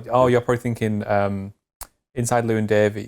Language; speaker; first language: English; native; English